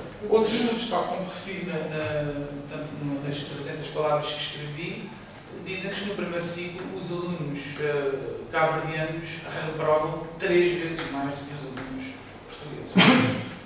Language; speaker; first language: Portuguese; native; Portuguese